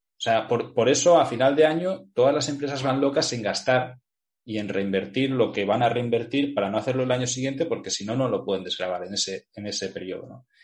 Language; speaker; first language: Spanish; native; Spanish